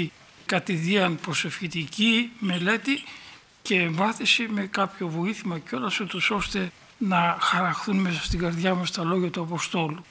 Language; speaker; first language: Greek; native; Greek